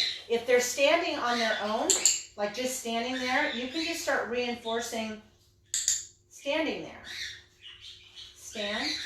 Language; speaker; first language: English; native; English